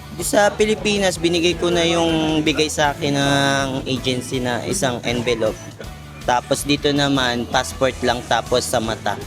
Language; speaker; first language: Filipino; native; Filipino